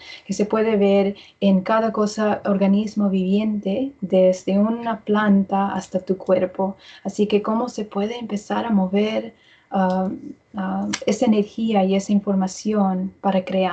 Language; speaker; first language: Spanish; early bilingual, heritage; English